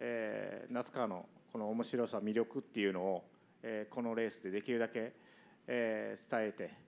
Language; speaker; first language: Japanese; native; Japanese